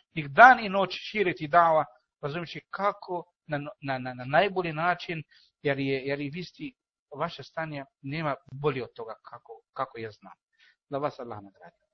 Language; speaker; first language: Bosnian; non-native, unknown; Arabic